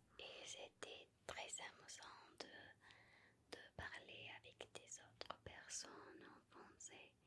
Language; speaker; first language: French; non-native, learner; Spanish